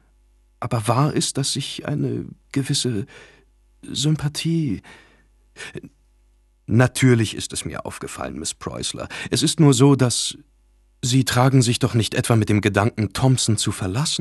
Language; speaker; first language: German; native; German